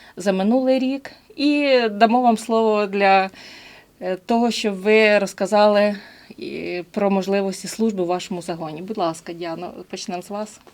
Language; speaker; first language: Ukrainian; native; Ukrainian